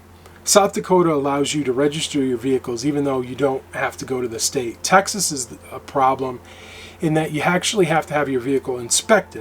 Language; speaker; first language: English; native; English